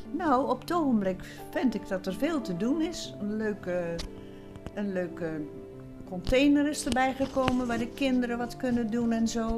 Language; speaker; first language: Dutch; native; Dutch